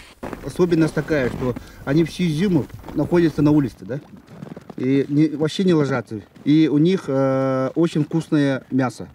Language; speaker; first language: Russian; non-native, local second language; Yakut